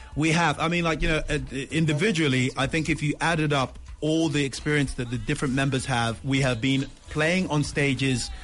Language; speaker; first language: English; early bilingual, other home language; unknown